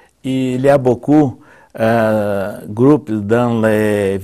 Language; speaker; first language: French; non-native, learner; Portuguese